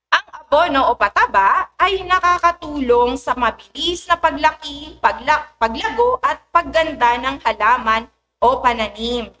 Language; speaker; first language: Filipino; native; Filipino